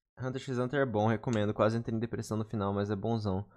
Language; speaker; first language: Portuguese; native; Portuguese